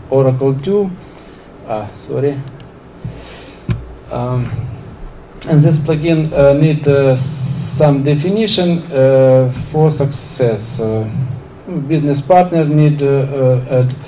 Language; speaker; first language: English; non-native, learner; Ukrainian